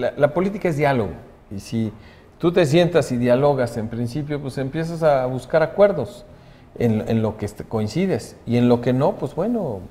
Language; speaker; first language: Spanish; native; Spanish